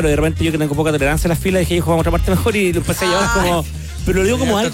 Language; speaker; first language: Spanish; native; Spanish